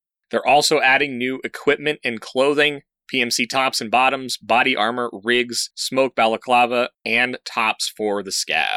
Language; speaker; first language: English; native; English